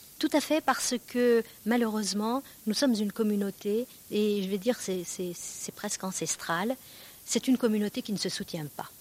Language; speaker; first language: French; early bilingual, other home language; Kabyle